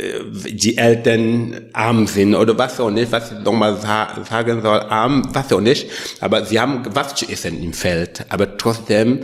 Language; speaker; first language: German; non-native, learner; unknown